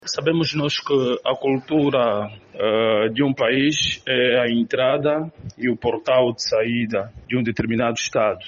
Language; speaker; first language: Portuguese; native; Portuguese